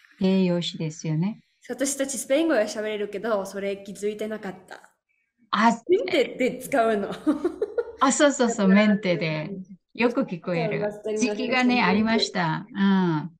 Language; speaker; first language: Japanese; non-native, fluent; Korean